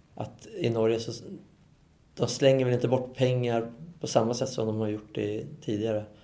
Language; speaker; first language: Swedish; native; Swedish